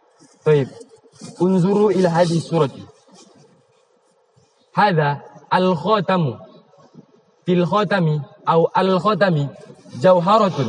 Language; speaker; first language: Arabic; non-native, learner; Indonesian